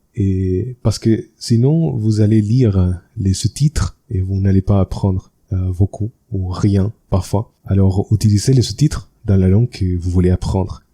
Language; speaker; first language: French; non-native, learner; Spanish